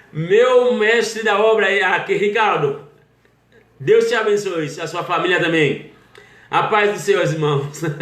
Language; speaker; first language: Portuguese; non-native, learner; Haitian Creole